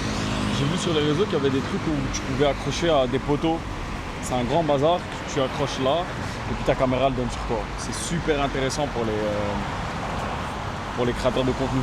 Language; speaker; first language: French; native; French